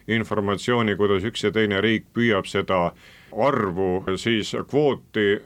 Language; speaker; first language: Estonian; native; Estonian